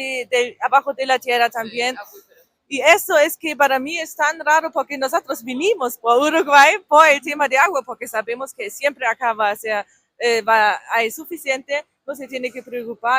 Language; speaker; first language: Spanish; non-native, fluent; German